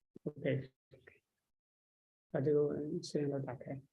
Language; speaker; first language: Chinese; native; Chinese